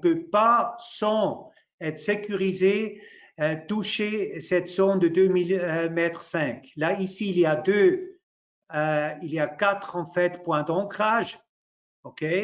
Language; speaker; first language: French; non-native, local second language; German